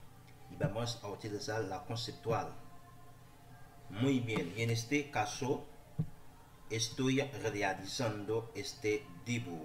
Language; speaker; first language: Spanish; non-native, learner; Haitian Creole